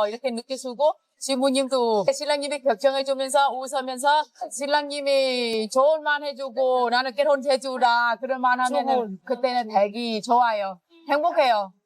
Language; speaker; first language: Korean; non-native, fluent; Vietnamese